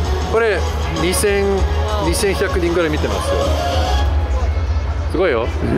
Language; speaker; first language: Japanese; non-native, fluent; English